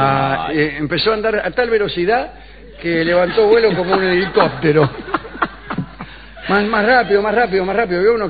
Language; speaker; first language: Spanish; native; Spanish